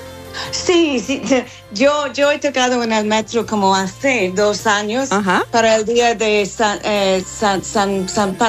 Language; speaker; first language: Spanish; non-native, fluent; English